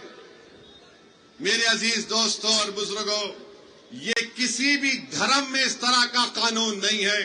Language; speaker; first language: Urdu; native; Urdu